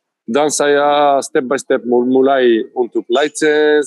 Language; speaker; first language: Indonesian; non-native, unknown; Macedonian